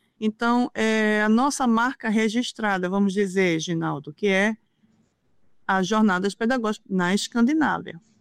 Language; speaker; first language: Portuguese; native; Portuguese